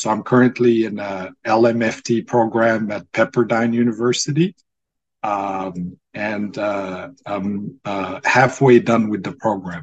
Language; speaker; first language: English; non-native, fluent; Arabic